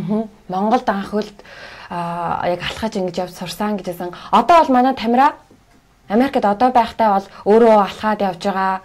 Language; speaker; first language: Mongolian; native; Mongolian